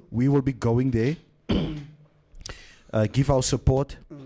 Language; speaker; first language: English; non-native, local second language; Afrikaans